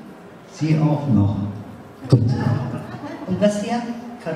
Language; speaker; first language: German; non-native, learner; Turkish